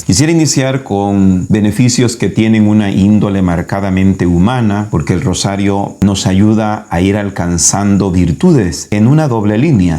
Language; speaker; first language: Spanish; native; Spanish